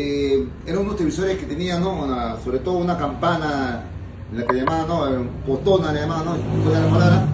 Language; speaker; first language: Spanish; native; Spanish